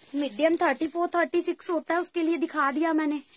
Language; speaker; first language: Hindi; native; Hindi